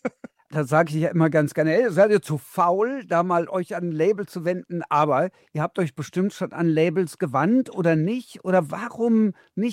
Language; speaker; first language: German; native; German